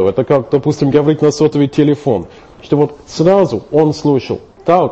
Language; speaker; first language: Russian; non-native, fluent; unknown